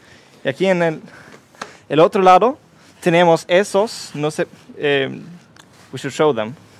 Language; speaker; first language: Spanish; non-native, learner; Swedish